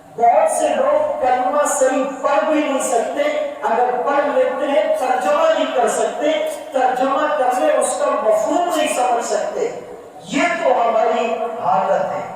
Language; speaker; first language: Urdu; non-native, local second language; Pashto